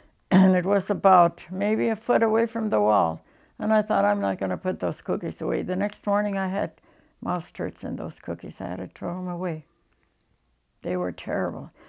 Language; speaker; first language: English; early bilingual, other home language; German